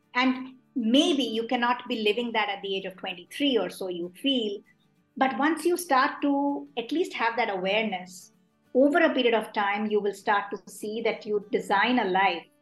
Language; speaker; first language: English; non-native, local second language; Hindi